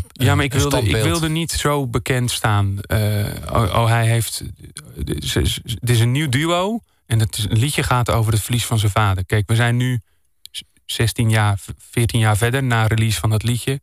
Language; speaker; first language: Dutch; native; Dutch